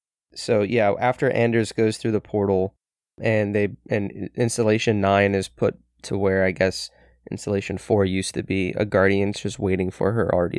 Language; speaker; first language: English; native; English